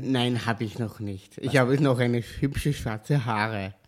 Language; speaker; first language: German; native; German